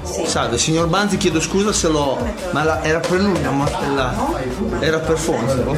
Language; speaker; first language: Italian; native; Italian